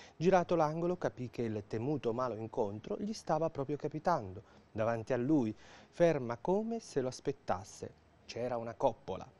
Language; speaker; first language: Italian; native; Italian